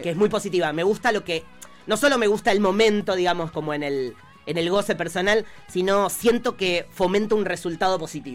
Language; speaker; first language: Spanish; native; Spanish